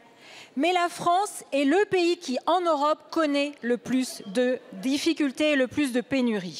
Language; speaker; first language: French; native; French